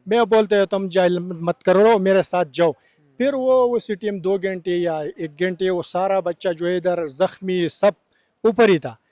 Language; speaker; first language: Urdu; non-native, local second language; Pashto